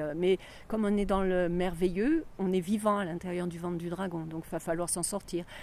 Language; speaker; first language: French; native; French